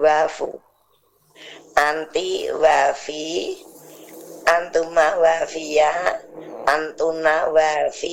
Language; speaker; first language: Arabic; non-native, learner; Indonesian